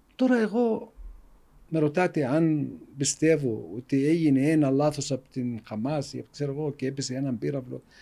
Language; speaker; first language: Greek; non-native, fluent; Arabic